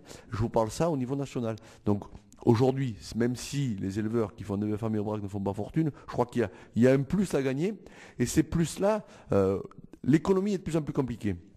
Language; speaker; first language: French; native; French